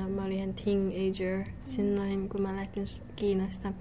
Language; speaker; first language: Finnish; non-native, learner; Chinese